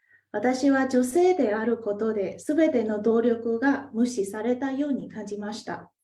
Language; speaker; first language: Japanese; non-native, fluent; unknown